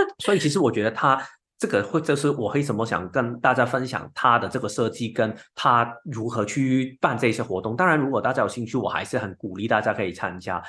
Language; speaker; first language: Chinese; non-native, local second language; Cantonese